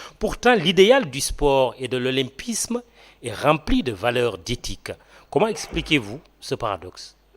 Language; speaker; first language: French; non-native, local second language; Wolof